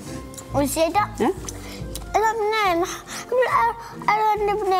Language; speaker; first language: Arabic; native; Arabic